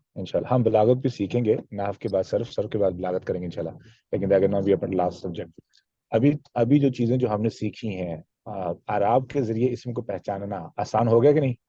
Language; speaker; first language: Urdu; native; Urdu